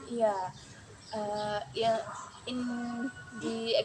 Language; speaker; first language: English; non-native, learner; Indonesian